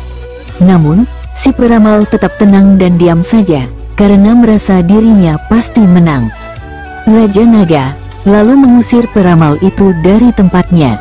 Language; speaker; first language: Indonesian; native; Indonesian